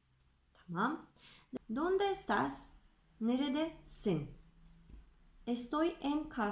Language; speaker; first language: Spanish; non-native, fluent; Turkish